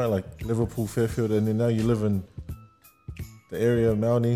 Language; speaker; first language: English; native; English